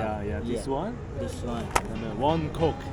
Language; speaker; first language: English; non-native, learner; Korean